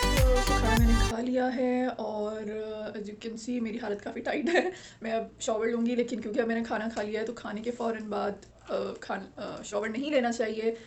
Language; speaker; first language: Urdu; native; Urdu